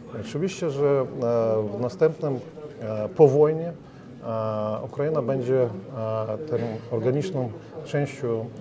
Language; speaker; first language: Polish; non-native, learner; Ukrainian